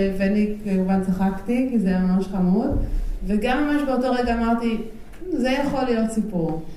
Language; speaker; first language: Hebrew; native; Hebrew